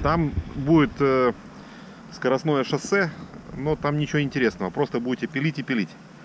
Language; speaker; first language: Russian; native; Russian